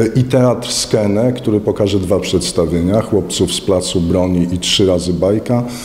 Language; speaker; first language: Polish; native; Polish